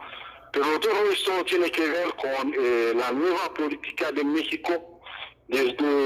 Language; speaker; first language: Spanish; non-native, fluent; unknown